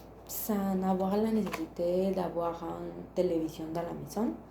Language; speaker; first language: French; non-native, learner; Spanish